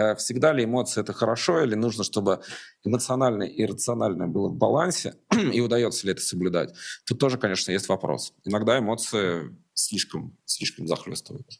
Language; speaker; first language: Russian; native; Russian